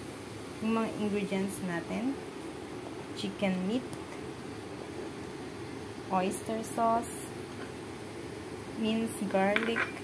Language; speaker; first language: Filipino; native; Filipino